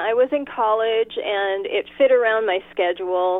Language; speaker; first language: English; native; English